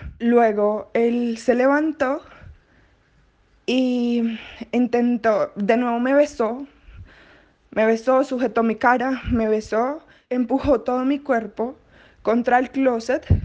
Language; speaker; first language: Spanish; native; Spanish